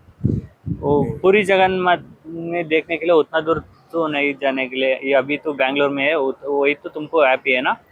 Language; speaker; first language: Hindi; non-native, local second language; Kannada